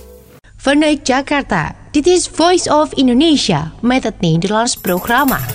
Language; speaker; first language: Dutch; non-native, fluent; Indonesian